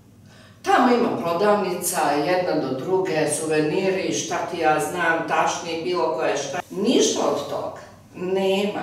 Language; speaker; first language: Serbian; early bilingual, heritage; Serbian